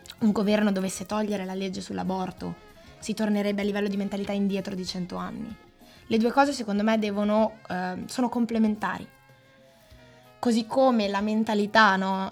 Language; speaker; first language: Italian; native; Italian